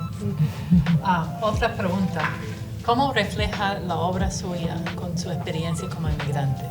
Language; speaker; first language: Spanish; non-native, fluent; English